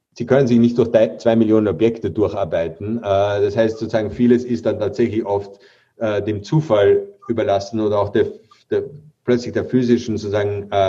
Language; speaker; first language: German; native; German